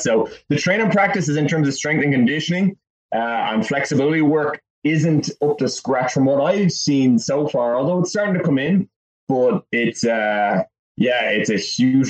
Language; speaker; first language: English; native; English